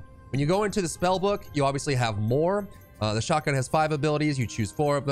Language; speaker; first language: English; native; English